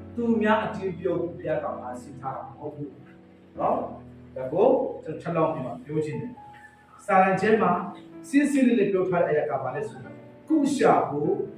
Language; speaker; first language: Burmese; non-native, local second language; Hakha Chin